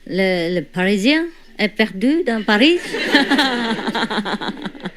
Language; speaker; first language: French; non-native, learner; Vietnamese